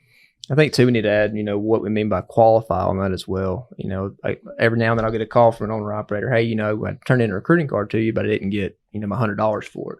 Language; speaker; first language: English; native; English